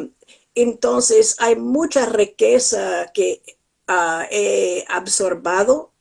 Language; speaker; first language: Spanish; non-native, fluent; English